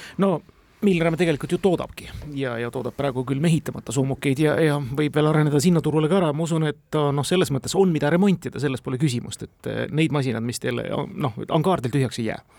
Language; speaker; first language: Estonian; native; Estonian